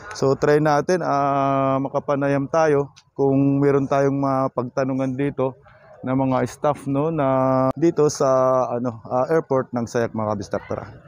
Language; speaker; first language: Filipino; non-native, local second language; Cebuano